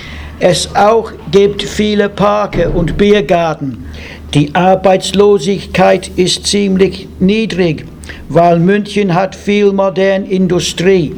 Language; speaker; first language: German; non-native, learner; English